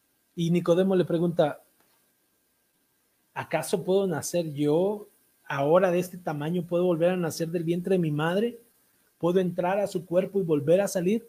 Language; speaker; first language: Spanish; native; Spanish